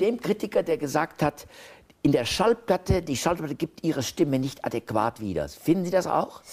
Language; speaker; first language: German; native; German